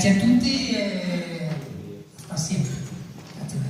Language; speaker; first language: Italian; non-native, learner; Spanish